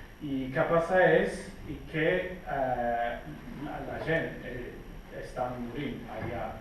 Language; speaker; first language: Catalan; non-native, fluent; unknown